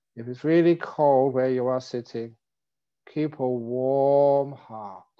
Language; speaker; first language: English; native; English